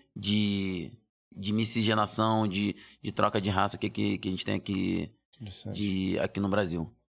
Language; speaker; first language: Portuguese; native; Portuguese